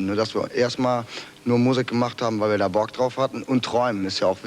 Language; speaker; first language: German; native; German